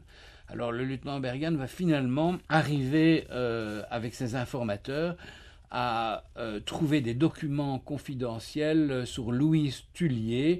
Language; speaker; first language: French; native; French